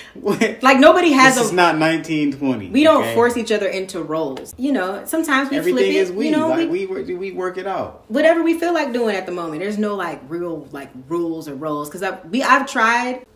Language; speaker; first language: English; native; English